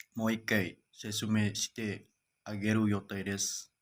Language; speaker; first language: Japanese; non-native, learner; Indonesian